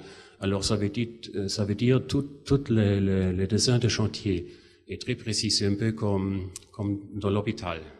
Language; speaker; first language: French; non-native, fluent; German